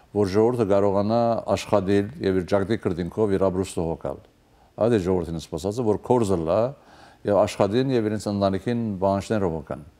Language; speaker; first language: Armenian; early bilingual, heritage; Armenian